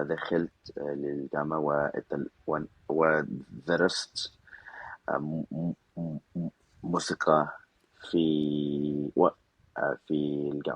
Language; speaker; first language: Arabic; non-native, learner; Spanish